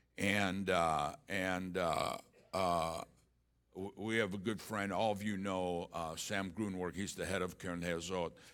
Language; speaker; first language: English; native; English